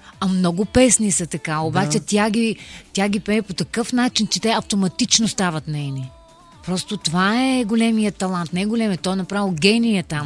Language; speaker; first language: Bulgarian; native; Bulgarian